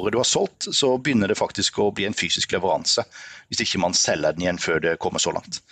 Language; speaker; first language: Norwegian; native; Norwegian